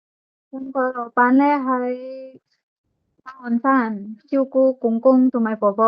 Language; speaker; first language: Cantonese; non-native, learner; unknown